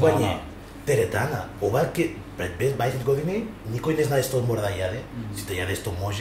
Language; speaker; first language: Macedonian; non-native, learner; Spanish